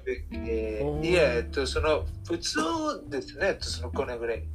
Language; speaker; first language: Japanese; non-native, learner; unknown